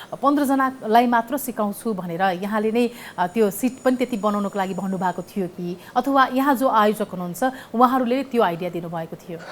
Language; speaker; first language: Nepali; native; Nepali